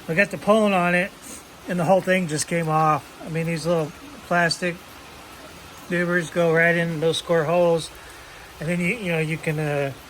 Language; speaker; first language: English; native; English